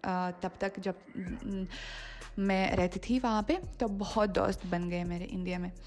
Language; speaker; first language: Hindi; non-native, fluent; Russian